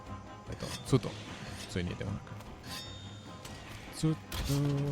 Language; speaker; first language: Japanese; non-native, learner; German